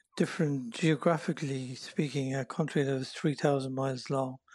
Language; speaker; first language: English; native; English